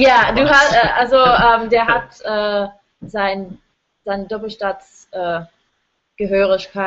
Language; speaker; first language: German; non-native, fluent; English